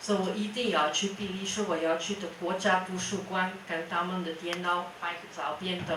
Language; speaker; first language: Chinese; non-native, fluent; Dutch